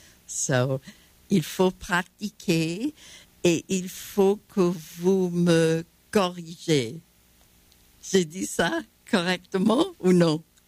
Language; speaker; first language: French; non-native, learner; English